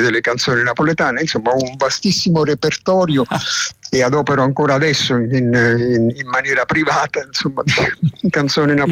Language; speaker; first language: Italian; native; Italian